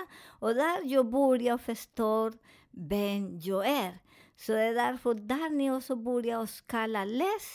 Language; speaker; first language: Swedish; non-native, learner; Spanish